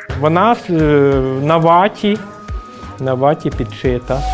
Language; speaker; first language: Ukrainian; native; Ukrainian